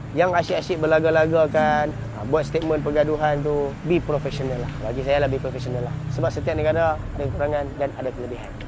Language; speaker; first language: Malay; native; Malay